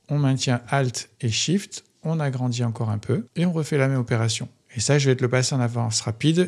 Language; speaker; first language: French; native; French